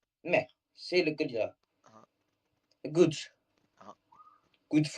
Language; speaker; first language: English; non-native, learner; Greek